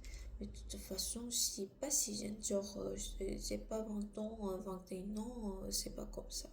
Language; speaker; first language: French; non-native, learner; Korean